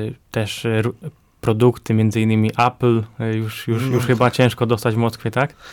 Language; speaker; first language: Polish; native; Polish